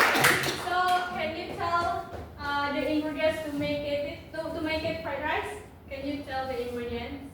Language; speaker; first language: English; non-native, learner; Indonesian